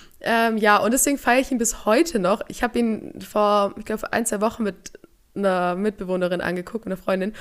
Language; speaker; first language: German; native; German